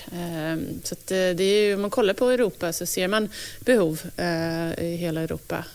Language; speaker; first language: Swedish; non-native, fluent; English